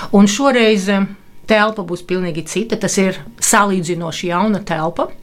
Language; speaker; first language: Latvian; non-native, local second language; Russian